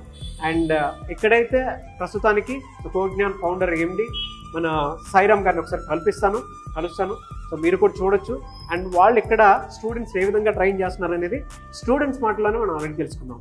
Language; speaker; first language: Telugu; native; Telugu